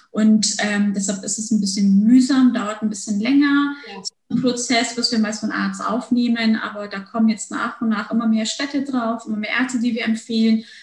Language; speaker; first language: German; early bilingual, other home language; Turkish